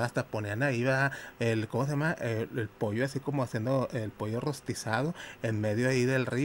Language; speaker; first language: Spanish; native; Spanish